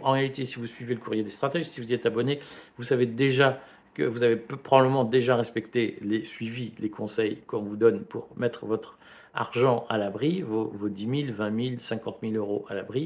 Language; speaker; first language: French; native; French